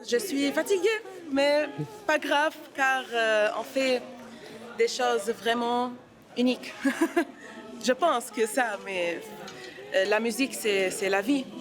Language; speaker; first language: French; non-native, learner; Arabic